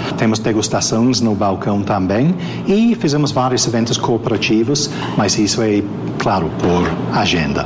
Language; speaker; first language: Portuguese; non-native, fluent; English